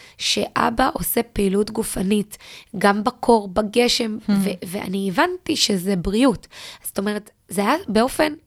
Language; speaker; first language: Hebrew; native; Hebrew